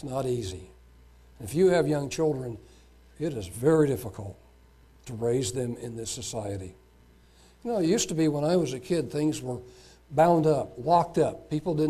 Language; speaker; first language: English; native; English